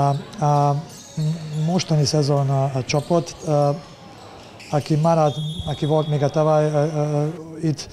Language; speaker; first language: Hungarian; non-native, learner; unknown